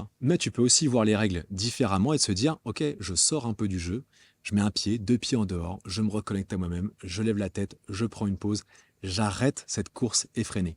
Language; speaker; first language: French; native; French